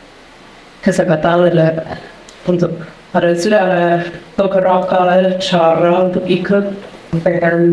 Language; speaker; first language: Indonesian; non-native, fluent; English